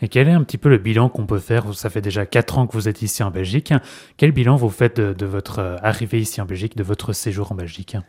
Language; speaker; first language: French; native; French